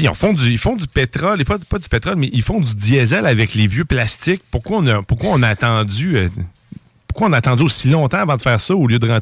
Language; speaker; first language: French; native; French